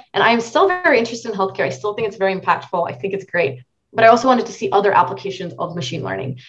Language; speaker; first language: English; non-native, local second language; Marathi